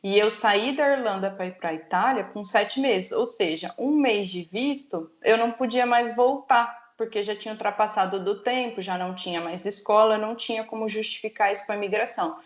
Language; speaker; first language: Portuguese; native; Portuguese